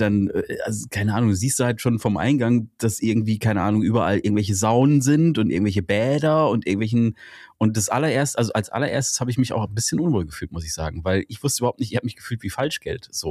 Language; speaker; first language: German; native; German